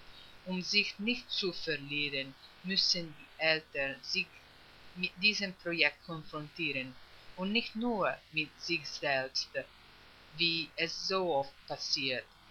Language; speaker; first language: German; non-native, fluent; Italian